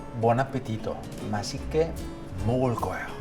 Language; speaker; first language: Korean; non-native, learner; Italian